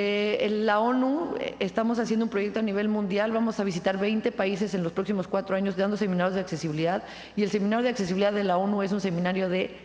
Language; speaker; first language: Spanish; native; Spanish